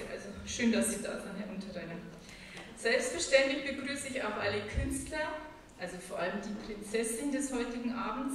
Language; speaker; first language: German; native; German